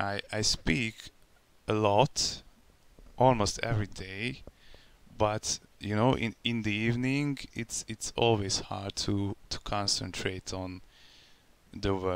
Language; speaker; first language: English; non-native, learner; Hungarian